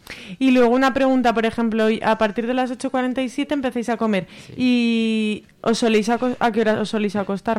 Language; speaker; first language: Spanish; native; Spanish